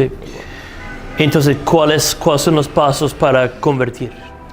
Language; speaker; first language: Spanish; non-native, fluent; English